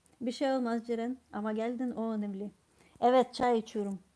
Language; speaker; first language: Turkish; non-native, fluent; Ukrainian